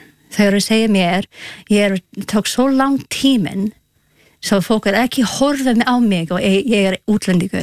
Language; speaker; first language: Icelandic; non-native, learner; Spanish